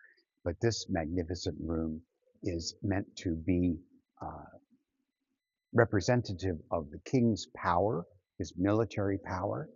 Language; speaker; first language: English; native; English